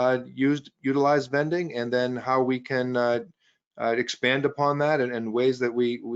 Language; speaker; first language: English; native; English